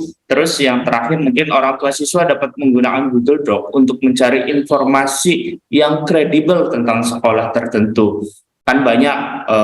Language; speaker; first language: Indonesian; native; Indonesian